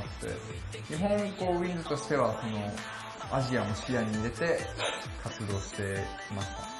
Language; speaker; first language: Japanese; native; Japanese